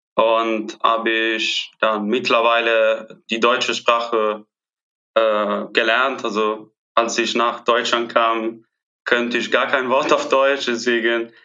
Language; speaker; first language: German; non-native, fluent; Italian